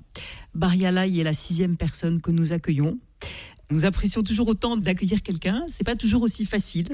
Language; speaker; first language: French; native; French